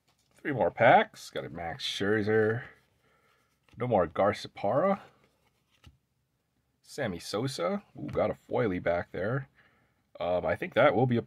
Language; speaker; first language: English; native; English